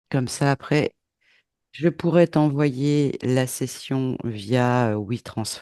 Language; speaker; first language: French; native; French